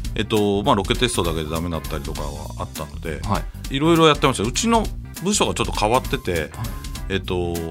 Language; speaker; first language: Japanese; native; Japanese